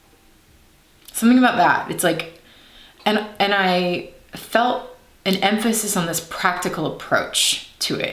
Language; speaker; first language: English; native; English